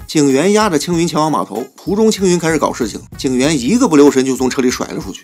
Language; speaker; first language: Chinese; native; Chinese